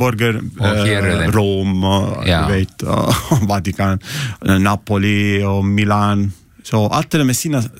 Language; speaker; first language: Icelandic; non-native, learner; Italian